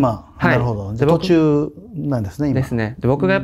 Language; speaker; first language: Japanese; native; Japanese